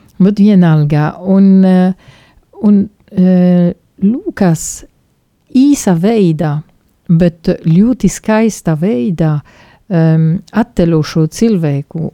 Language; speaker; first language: Latvian; non-native, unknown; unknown